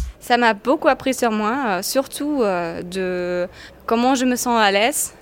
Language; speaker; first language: French; non-native, fluent; German